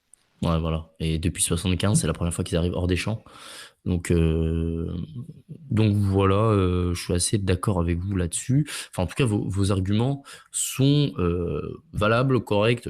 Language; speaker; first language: French; native; French